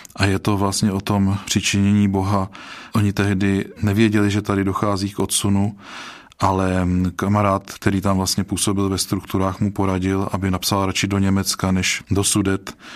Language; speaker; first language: Czech; native; Czech